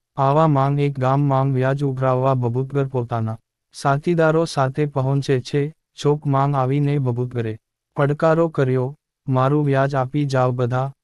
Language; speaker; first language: Gujarati; native; Gujarati